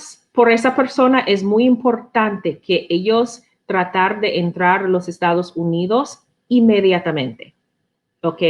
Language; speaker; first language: Spanish; non-native, learner; English